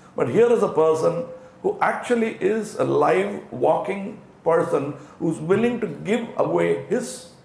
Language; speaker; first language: English; non-native, local second language; Tamil